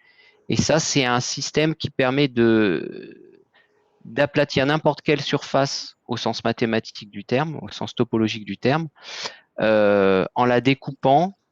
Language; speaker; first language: French; native; French